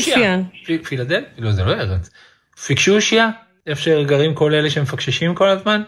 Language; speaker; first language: Hebrew; native; Hebrew